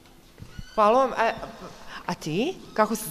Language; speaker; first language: Croatian; native; Croatian